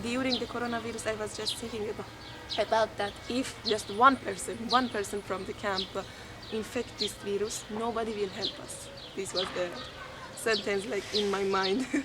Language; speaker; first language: English; non-native, fluent; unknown